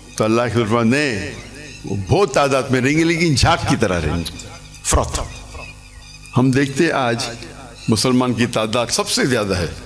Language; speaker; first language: Urdu; non-native, local second language; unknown